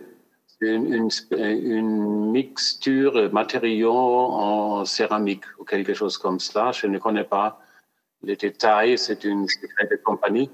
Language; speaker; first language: French; non-native, fluent; German